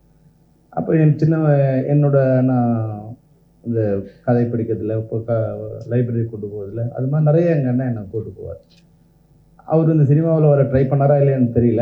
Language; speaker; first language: Tamil; native; Tamil